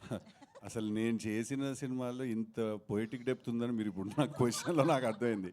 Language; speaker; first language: Telugu; native; Telugu